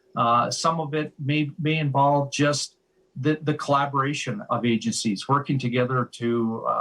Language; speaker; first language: English; native; English